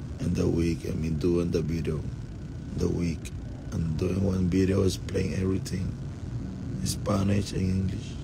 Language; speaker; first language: English; non-native, learner; Spanish